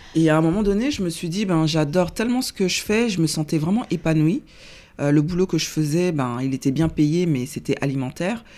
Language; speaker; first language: French; native; French